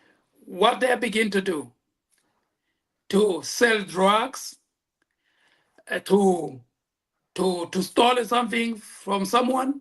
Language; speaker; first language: English; non-native, local second language; Portuguese